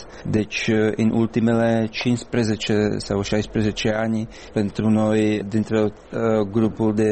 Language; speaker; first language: Romanian; non-native, learner; Czech